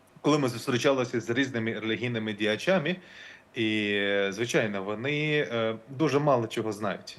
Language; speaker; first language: Ukrainian; non-native, local second language; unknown